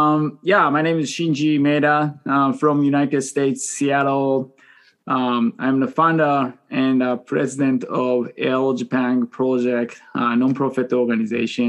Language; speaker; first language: English; non-native, fluent; Japanese